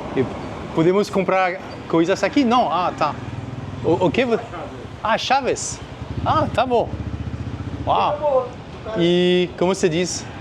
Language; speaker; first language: Portuguese; non-native, learner; French